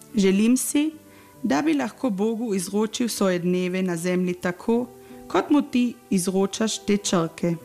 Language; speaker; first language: Slovenian; native; Slovenian